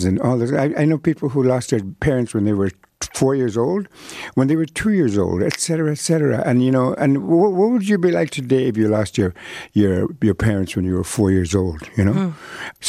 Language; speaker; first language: English; non-native, fluent; Cree